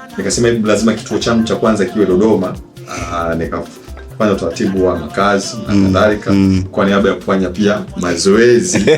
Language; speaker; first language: Swahili; non-native, local second language; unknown